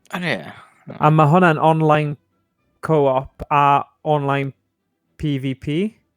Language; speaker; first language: Welsh; non-native, local second language; English